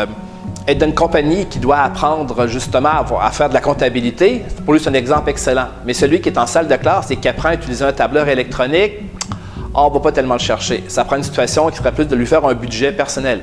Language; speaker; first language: French; native; French